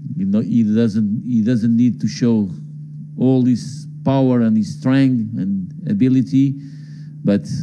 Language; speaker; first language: English; non-native, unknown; Portuguese